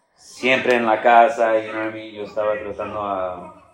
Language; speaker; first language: Spanish; early bilingual, heritage; Spanish